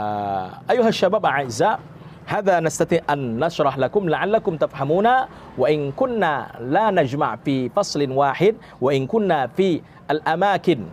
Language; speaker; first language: Arabic; non-native, fluent; Indonesian